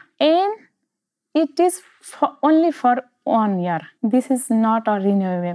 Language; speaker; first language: English; non-native, learner; Nepali